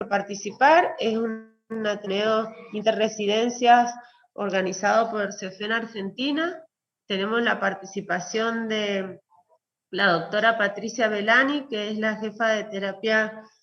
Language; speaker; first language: Spanish; native; Spanish